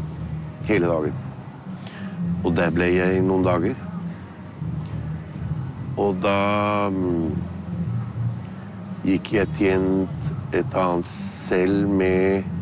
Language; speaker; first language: Norwegian; early bilingual, heritage; Spanish